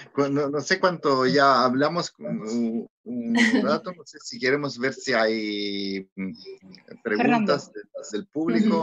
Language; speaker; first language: Spanish; non-native, fluent; Italian